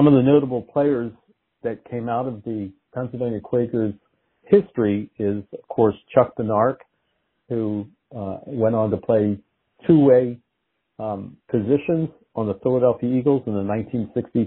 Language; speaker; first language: English; native; English